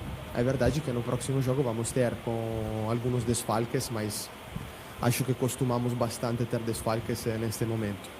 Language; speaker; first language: Portuguese; non-native, fluent; Italian